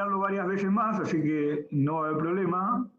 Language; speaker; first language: Spanish; native; Spanish